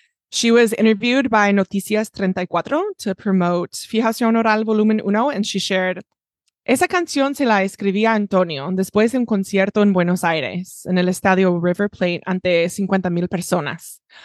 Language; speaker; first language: Spanish; non-native, fluent; English